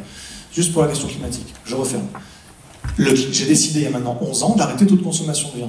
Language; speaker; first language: French; native; French